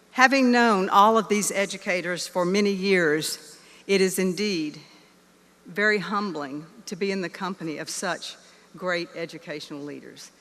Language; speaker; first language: English; native; English